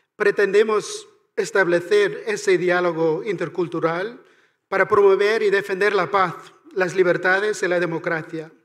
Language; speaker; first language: Spanish; non-native, fluent; Irish